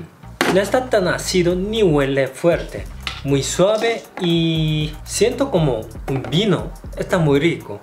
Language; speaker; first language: Spanish; non-native, fluent; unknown